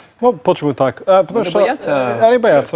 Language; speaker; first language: Russian; non-native, fluent; English